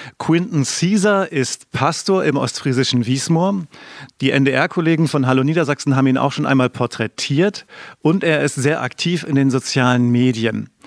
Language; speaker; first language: German; native; German